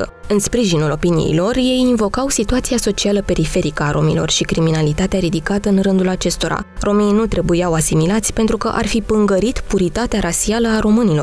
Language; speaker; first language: Romanian; native; Romanian